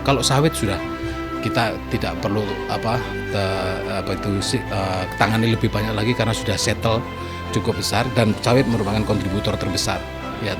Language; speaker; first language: Indonesian; native; Indonesian